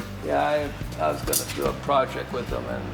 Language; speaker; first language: English; native; English